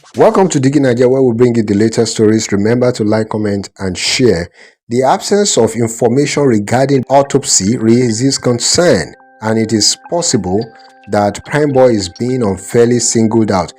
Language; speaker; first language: English; non-native, local second language; Yoruba